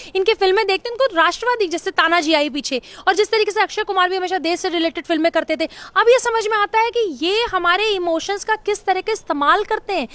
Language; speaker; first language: Hindi; native; Hindi